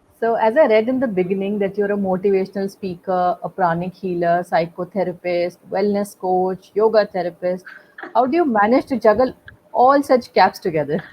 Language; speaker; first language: English; non-native, local second language; Hindi